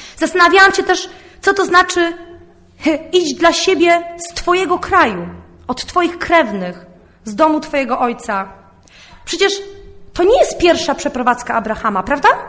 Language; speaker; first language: Polish; early bilingual, heritage; Polish